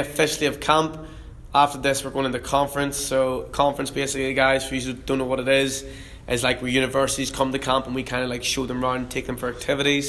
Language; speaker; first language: English; native; English